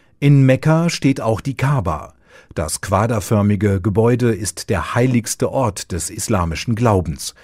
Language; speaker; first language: German; native; German